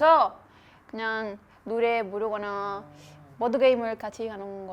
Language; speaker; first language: Korean; non-native, fluent; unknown